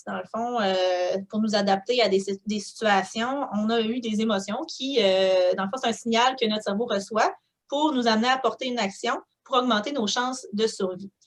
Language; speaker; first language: French; native; French